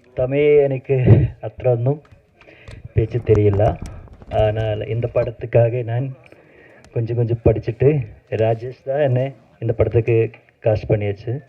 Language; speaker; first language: Tamil; non-native, learner; Malayalam